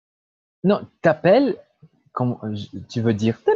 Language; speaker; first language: French; non-native, learner; Portuguese